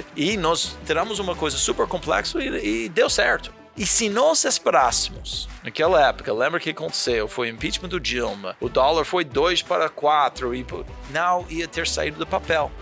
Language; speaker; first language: Portuguese; non-native, fluent; English